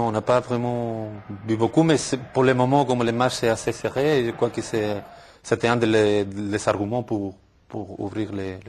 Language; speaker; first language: French; non-native, fluent; Spanish